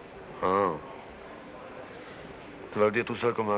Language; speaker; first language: French; native; French